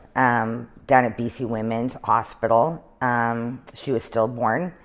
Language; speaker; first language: English; native; English